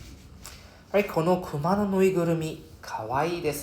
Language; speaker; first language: Japanese; non-native, fluent; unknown